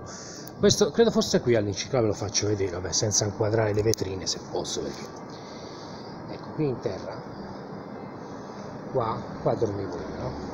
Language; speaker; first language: Italian; native; Italian